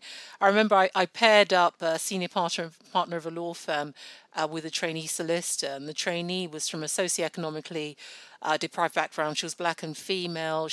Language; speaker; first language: English; non-native, local second language; Yoruba